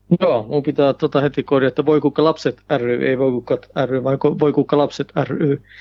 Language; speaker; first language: Finnish; early bilingual, heritage; Finnish